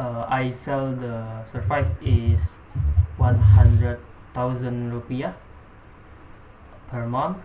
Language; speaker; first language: English; non-native, learner; Indonesian